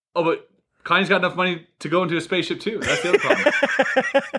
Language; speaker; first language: English; native; English